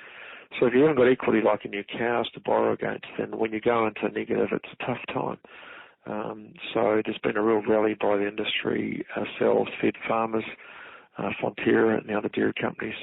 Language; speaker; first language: English; native; English